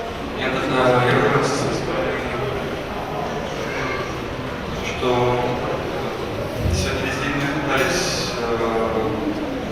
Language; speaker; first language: Russian; native; Russian